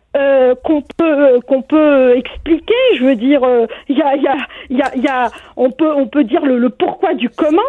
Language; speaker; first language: French; non-native, local second language; Arabic